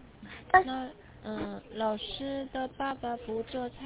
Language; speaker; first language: Chinese; non-native, learner; Korean